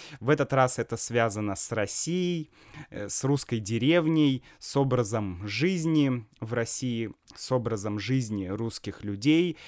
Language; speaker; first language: Russian; native; Russian